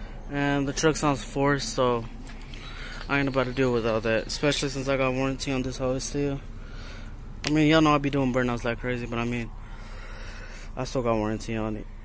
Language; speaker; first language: English; early bilingual, other home language; Spanish